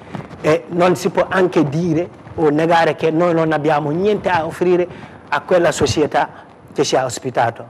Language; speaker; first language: Italian; non-native, fluent; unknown